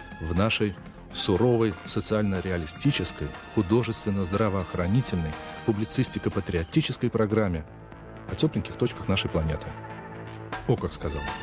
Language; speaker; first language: Russian; native; Russian